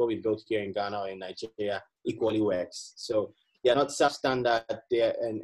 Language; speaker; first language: English; non-native, local second language; Akan